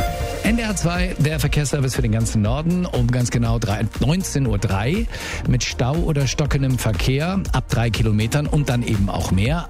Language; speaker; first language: German; native; German